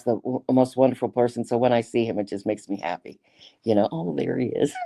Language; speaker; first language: English; native; English